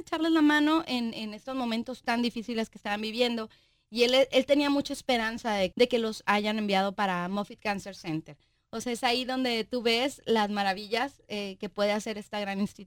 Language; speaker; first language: Spanish; native; Spanish